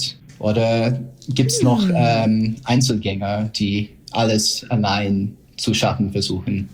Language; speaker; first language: German; non-native, fluent; English